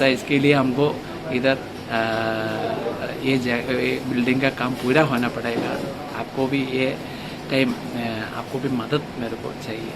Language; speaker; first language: Hindi; non-native, local second language; Malayalam